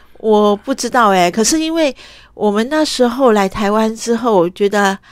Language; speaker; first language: Chinese; early bilingual, other home language; Cantonese